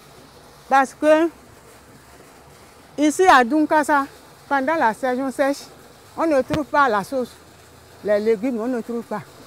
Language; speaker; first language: French; non-native, learner; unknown